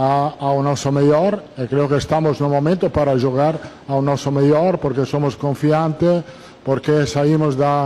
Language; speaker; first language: Portuguese; non-native, learner; Italian